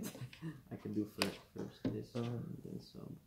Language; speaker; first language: English; non-native, learner; Dutch